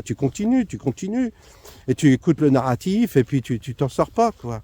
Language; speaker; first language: French; native; French